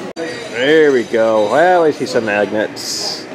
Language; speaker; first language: English; native; English